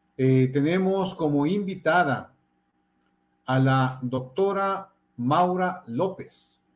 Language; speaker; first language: Spanish; native; Spanish